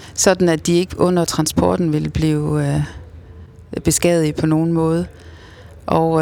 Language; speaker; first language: Danish; native; Danish